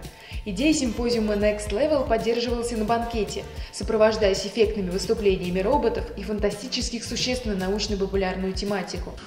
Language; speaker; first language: Russian; native; Russian